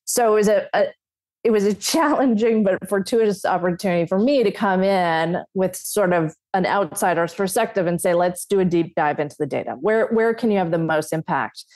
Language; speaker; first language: English; native; English